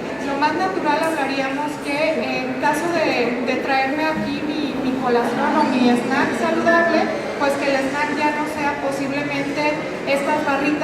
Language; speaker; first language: Spanish; native; Spanish